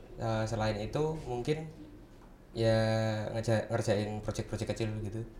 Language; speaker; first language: Indonesian; native; Indonesian